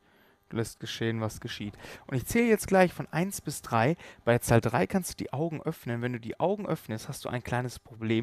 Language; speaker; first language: German; native; German